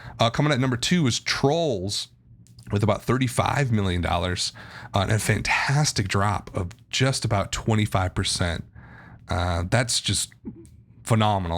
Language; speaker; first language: English; native; English